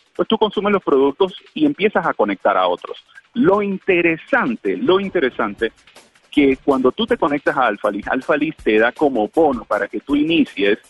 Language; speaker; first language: Spanish; native; Spanish